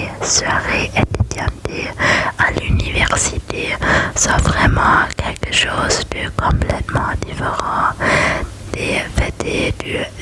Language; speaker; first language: French; non-native, learner; German